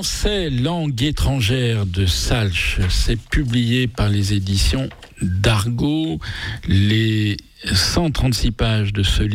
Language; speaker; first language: French; native; French